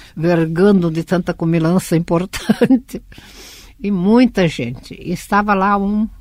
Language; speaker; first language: Portuguese; early bilingual, other home language; Russian